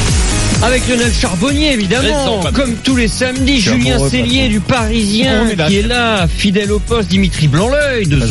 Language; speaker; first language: French; native; French